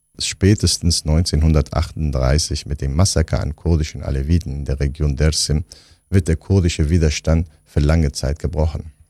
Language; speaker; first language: German; non-native, fluent; Kurdish